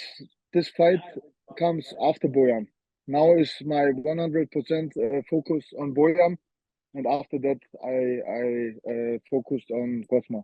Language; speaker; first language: English; non-native, learner; German